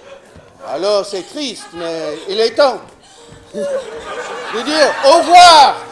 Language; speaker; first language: French; non-native, fluent; English